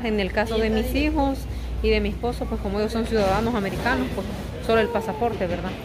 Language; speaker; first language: Spanish; native; Spanish